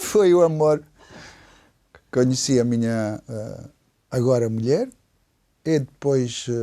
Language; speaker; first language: Portuguese; non-native, fluent; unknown